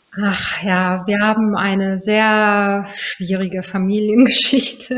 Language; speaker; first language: German; early bilingual, other home language; Persian